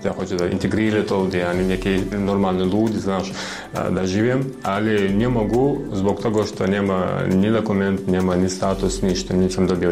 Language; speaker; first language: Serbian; non-native, learner; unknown